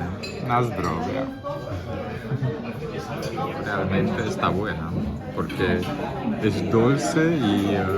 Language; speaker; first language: Spanish; non-native, fluent; German